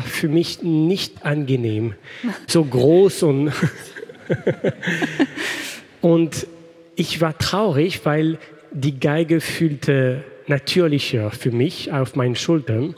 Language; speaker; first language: German; non-native, fluent; French